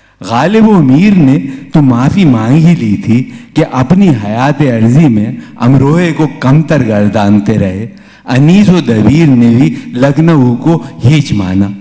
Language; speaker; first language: Urdu; native; Urdu